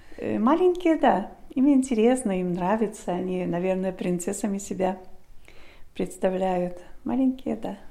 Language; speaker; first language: Russian; non-native, local second language; Polish